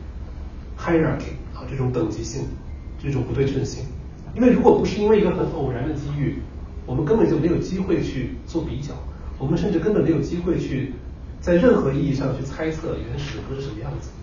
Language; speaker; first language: Chinese; native; Chinese